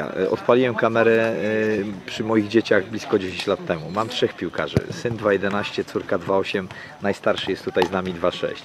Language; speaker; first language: Polish; native; Polish